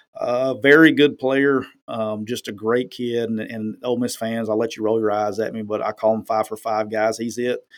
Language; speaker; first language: English; native; English